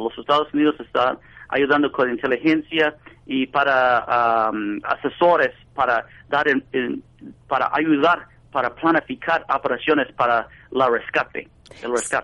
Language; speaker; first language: Spanish; non-native, fluent; English